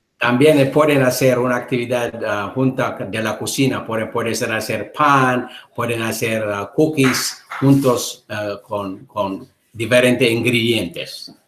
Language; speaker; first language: Spanish; non-native, learner; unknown